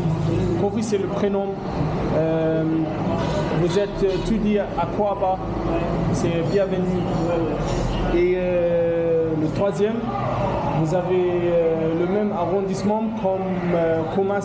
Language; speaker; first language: French; non-native, learner; English